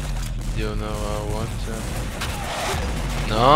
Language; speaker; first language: English; non-native, learner; Spanish